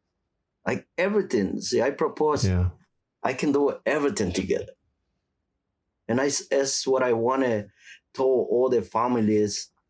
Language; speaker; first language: English; non-native, learner; Spanish